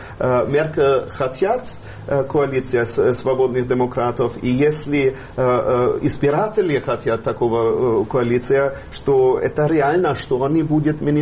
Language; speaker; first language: Russian; non-native, fluent; German